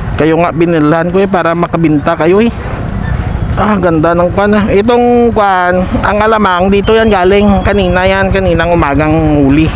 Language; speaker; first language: Filipino; non-native, local second language; Hiligaynon